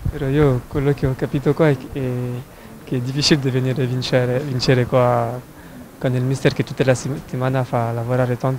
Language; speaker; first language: Italian; non-native, fluent; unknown